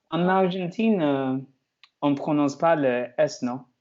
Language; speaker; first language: French; non-native, learner; Chinese